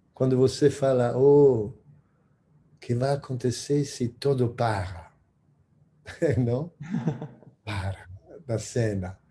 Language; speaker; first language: Portuguese; non-native, fluent; Spanish